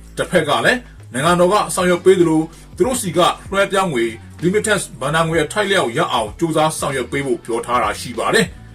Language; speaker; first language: Burmese; native; Burmese